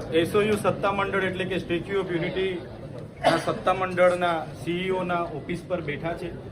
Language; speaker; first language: Gujarati; non-native, local second language; Vasavi